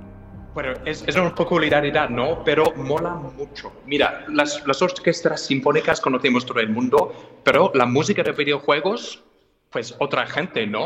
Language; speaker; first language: Spanish; non-native, fluent; English